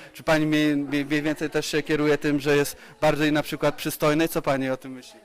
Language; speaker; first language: Polish; native; Polish